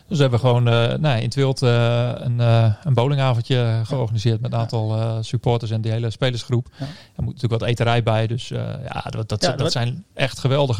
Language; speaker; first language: Dutch; native; Dutch